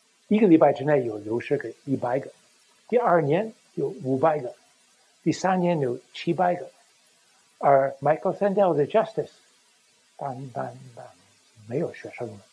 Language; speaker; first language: Chinese; non-native, fluent; English